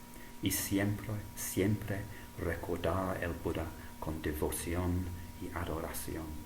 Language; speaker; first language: Spanish; non-native, fluent; English